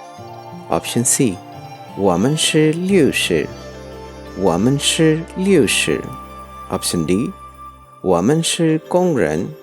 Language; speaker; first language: Chinese; non-native, fluent; Urdu